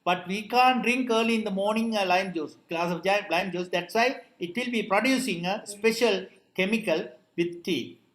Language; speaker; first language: English; non-native, local second language; Sinhala